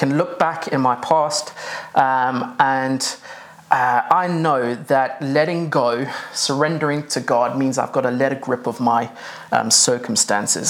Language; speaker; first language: English; native; English